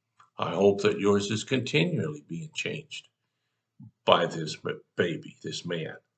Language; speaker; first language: English; native; English